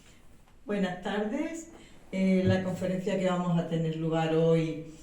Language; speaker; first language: Spanish; native; Spanish